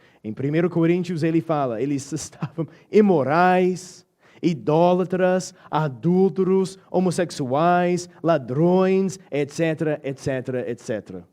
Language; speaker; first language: Portuguese; non-native, fluent; English